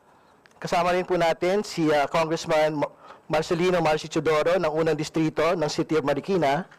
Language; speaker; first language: Filipino; native; Filipino